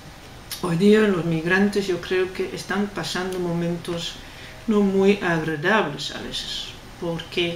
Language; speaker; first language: Spanish; non-native, fluent; Dutch